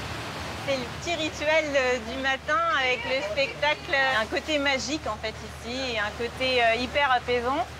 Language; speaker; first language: French; native; French